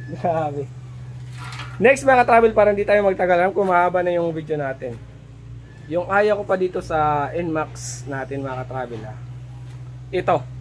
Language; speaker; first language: Filipino; non-native, local second language; Waray